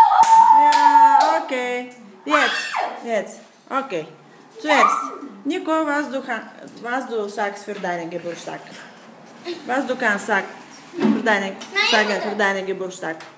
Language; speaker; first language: German; non-native, learner; Bulgarian